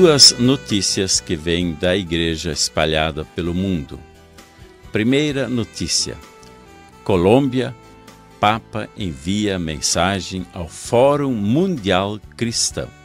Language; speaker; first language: Portuguese; native; Portuguese